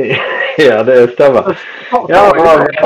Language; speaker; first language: Norwegian; non-native, fluent; German